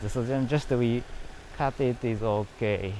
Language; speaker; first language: English; non-native, learner; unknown